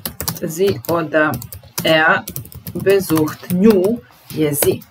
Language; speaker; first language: German; non-native, fluent; Serbian